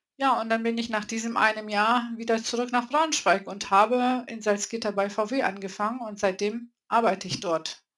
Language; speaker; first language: German; early bilingual, other home language; Polish